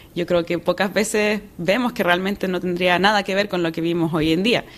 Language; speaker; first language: Spanish; native; Spanish